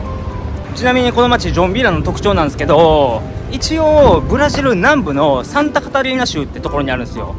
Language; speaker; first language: Japanese; native; Japanese